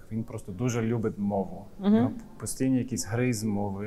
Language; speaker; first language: Ukrainian; non-native, fluent; English